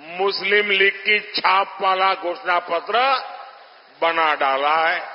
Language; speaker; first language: Hindi; non-native, local second language; Gujarati